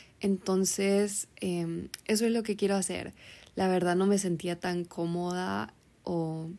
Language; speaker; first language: Spanish; early bilingual, heritage; Spanish